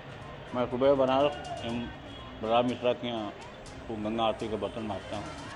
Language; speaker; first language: Hindi; native; Hindi